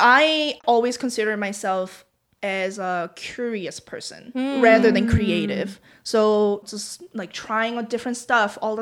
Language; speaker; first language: English; non-native, fluent; Korean